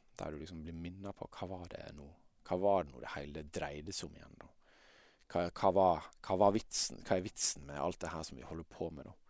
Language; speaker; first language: Norwegian; native; Norwegian